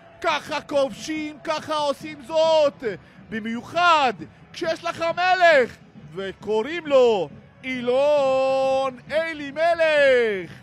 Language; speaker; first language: Hebrew; native; Hebrew